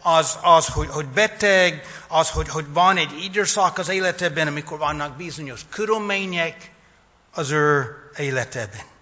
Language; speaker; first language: Hungarian; non-native, fluent; English